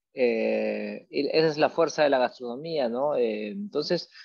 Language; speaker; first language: Spanish; native; Spanish